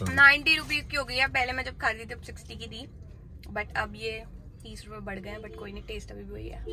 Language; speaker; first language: Hindi; native; Hindi